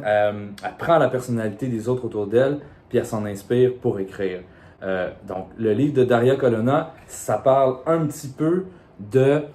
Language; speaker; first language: French; native; French